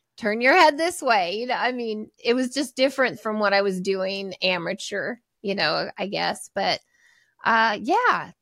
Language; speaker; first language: English; native; English